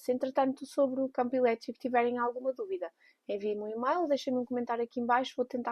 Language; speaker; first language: Portuguese; native; Portuguese